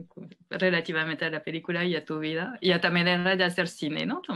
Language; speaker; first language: Spanish; non-native, fluent; French